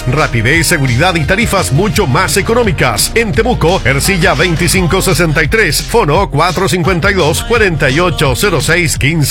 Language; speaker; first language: Spanish; native; Spanish